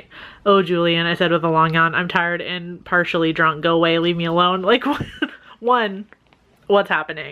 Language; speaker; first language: English; native; English